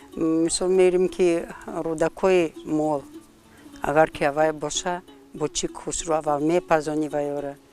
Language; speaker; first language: Tajik; non-native, fluent; Russian